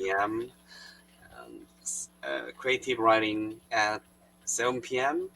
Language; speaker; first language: English; non-native, learner; Korean